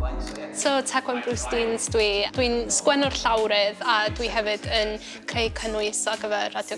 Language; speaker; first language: Welsh; native; Welsh